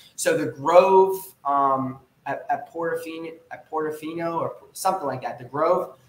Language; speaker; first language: English; native; English